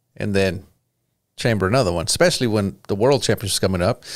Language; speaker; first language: English; early bilingual, other home language; Spanish